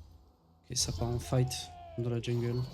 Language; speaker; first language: French; native; French